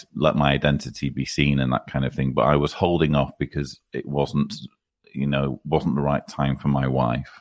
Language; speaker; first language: English; native; English